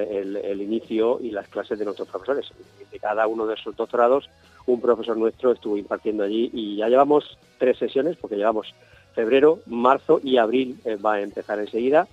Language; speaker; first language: Spanish; native; Spanish